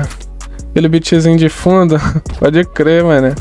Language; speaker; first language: Portuguese; native; Portuguese